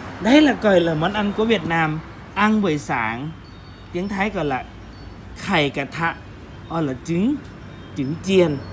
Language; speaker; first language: Vietnamese; early bilingual, heritage; Vietnamese